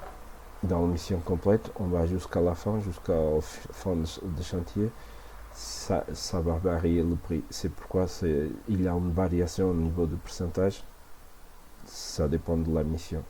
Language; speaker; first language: French; non-native, fluent; Portuguese